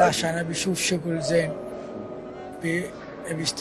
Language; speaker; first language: Arabic; non-native, learner; Bangla